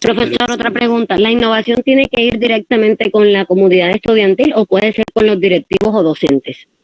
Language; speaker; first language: Spanish; native; Spanish